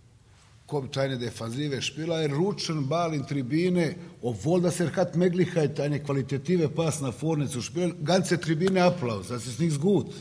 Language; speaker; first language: German; non-native, learner; Serbian